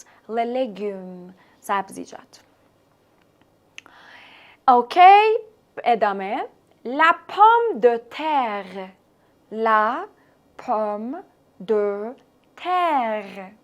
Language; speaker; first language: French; non-native, fluent; Persian